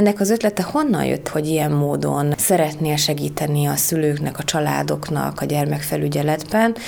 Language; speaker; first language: Hungarian; native; Hungarian